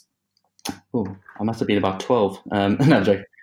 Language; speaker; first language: English; native; English